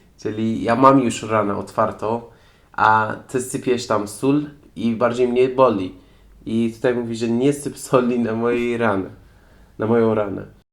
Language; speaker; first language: Polish; non-native, fluent; Persian